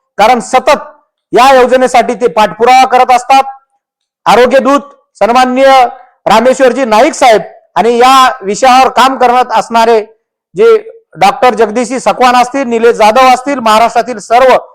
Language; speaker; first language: Marathi; non-native, local second language; Lambadi